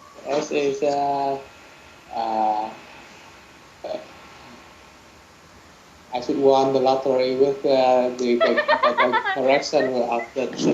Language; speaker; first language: English; non-native, learner; Vietnamese